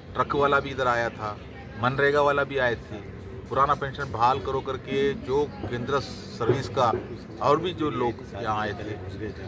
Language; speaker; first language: Hindi; non-native, local second language; Malayalam